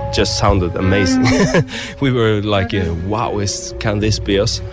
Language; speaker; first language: English; non-native, fluent; Norwegian